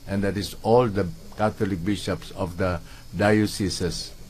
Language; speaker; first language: English; non-native, local second language; Filipino